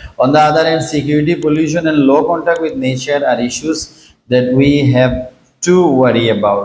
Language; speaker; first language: English; non-native, local second language; Bangla